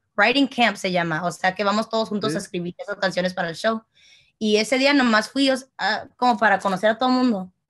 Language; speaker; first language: Spanish; early bilingual, heritage; Spanish